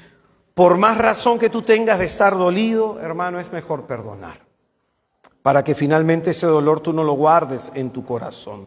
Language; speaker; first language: Spanish; native; Spanish